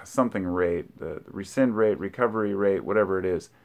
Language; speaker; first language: English; native; English